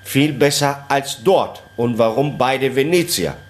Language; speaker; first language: German; non-native, fluent; Italian